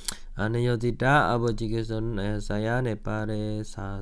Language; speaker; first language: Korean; non-native, fluent; Indonesian